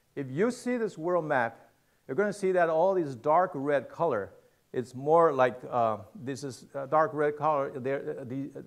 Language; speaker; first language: English; non-native, fluent; Chinese